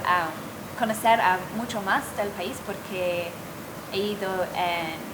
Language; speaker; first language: Spanish; non-native, fluent; English